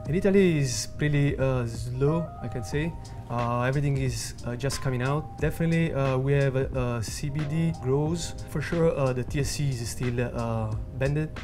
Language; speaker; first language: English; non-native, learner; Italian